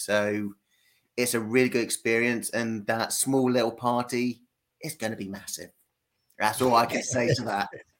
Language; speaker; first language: English; native; English